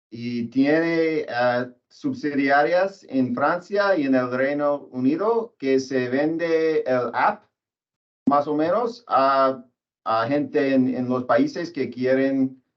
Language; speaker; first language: Spanish; non-native, learner; English